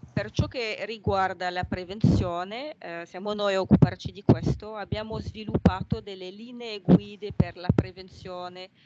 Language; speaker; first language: Italian; non-native, fluent; French